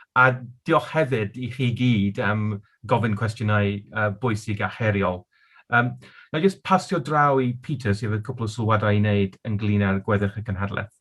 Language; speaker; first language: Welsh; non-native, local second language; English